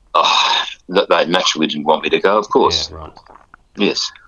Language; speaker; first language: English; native; English